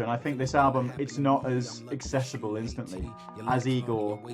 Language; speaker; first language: English; native; English